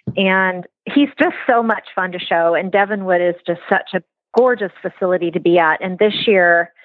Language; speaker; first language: English; native; English